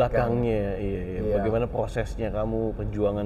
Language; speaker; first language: Indonesian; native; Indonesian